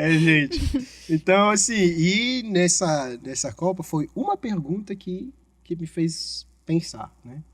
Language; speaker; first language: Portuguese; non-native, fluent; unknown